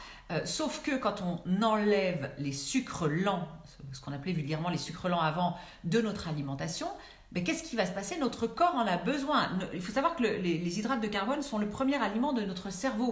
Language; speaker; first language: French; native; French